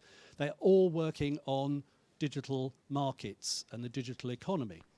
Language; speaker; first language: English; native; English